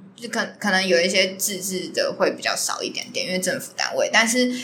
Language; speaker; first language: Chinese; native; Chinese